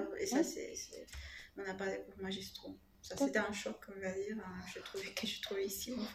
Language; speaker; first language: French; non-native, fluent; Spanish